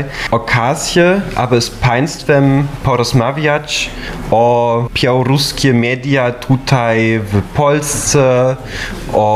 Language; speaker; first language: Polish; non-native, fluent; German